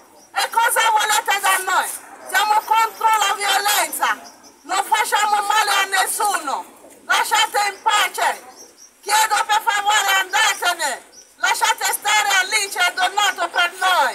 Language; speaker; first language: Italian; non-native, learner; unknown